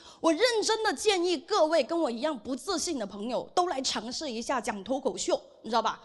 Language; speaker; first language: Chinese; non-native, local second language; Hakka Chinese